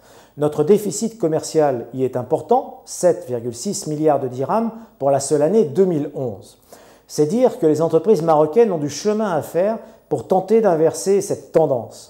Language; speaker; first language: French; non-native, local second language; Arabic